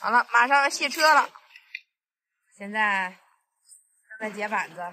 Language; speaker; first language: Chinese; native; Chinese